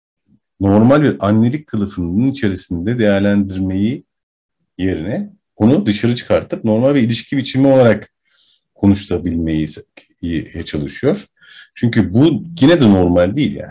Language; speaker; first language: Turkish; native; Turkish